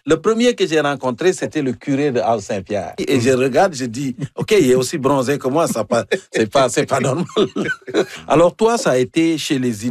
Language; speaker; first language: French; native; French